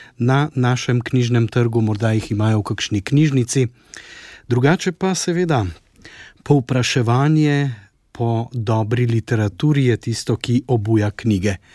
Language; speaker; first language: Slovenian; native; Slovenian